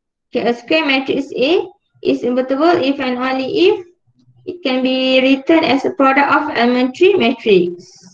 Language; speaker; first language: English; non-native, local second language; Malay